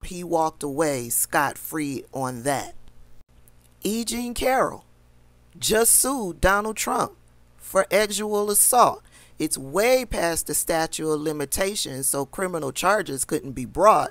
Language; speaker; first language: English; native; English